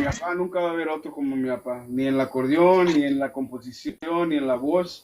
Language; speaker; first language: Spanish; early bilingual, other home language; English